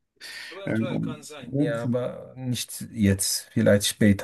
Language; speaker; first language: German; non-native, learner; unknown